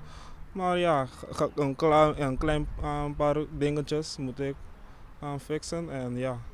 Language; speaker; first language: Dutch; non-native, local second language; Papiamento